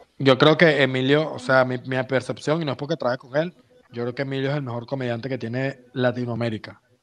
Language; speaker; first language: Spanish; native; Spanish